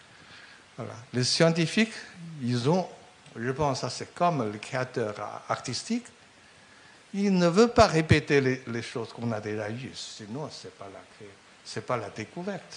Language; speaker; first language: French; non-native, fluent; Chinese